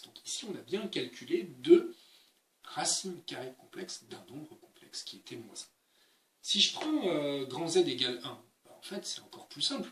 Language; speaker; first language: French; native; French